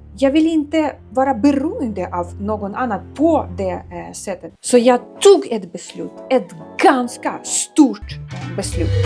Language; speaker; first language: Swedish; non-native, fluent; Ukrainian